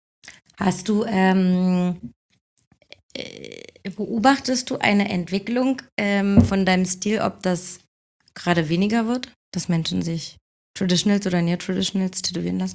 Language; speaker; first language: German; native; German